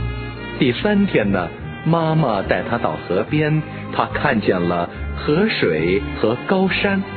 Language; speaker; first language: Chinese; native; Chinese